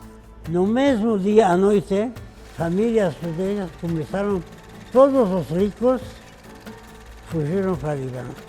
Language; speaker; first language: Portuguese; non-native, fluent; Arabic